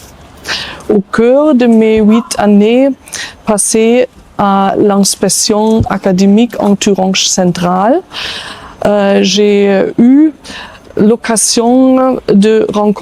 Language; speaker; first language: French; non-native, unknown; German